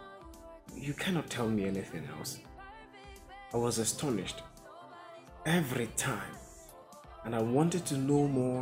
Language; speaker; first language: English; non-native, local second language; Igbo